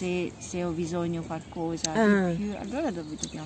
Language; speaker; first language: Italian; non-native, learner; Japanese